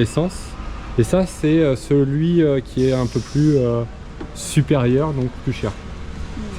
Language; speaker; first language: French; native; French